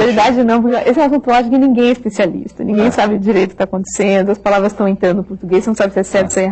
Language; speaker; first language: Portuguese; native; Portuguese